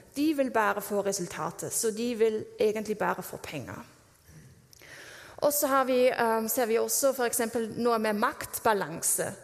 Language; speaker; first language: Norwegian; non-native, fluent; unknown